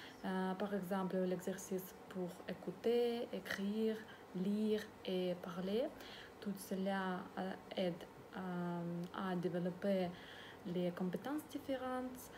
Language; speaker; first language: French; non-native, learner; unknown